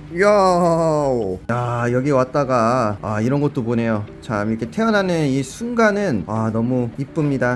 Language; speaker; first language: Korean; native; Korean